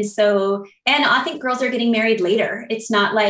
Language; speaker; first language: English; native; English